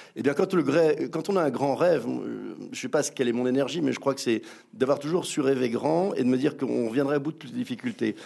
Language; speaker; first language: French; native; French